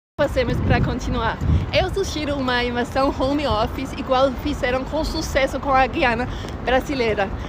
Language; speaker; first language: Portuguese; non-native, fluent; Danish